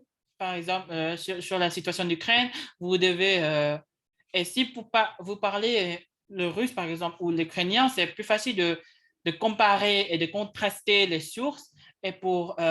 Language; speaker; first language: French; non-native, learner; English